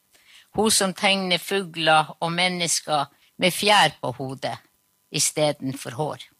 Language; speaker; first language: Norwegian; non-native, local second language; Northern Sami